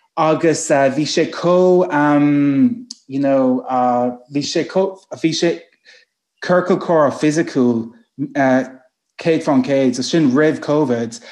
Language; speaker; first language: Irish; non-native, local second language; English